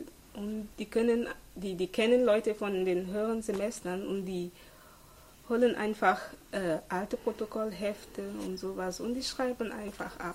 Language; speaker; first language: German; non-native, fluent; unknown